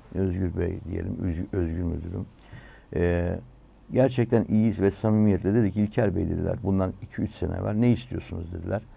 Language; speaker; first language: Turkish; native; Turkish